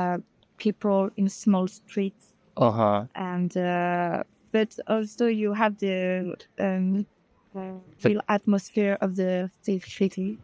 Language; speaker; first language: English; non-native, fluent; French